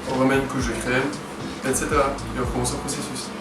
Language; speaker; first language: French; non-native, learner; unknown